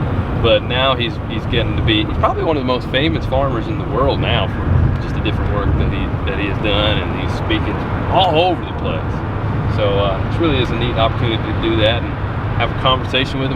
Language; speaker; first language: English; native; English